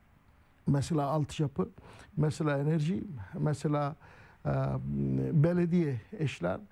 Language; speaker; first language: Turkish; non-native, learner; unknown